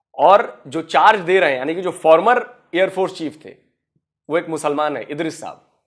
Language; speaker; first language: Hindi; native; Hindi